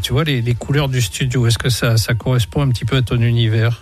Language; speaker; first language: French; native; French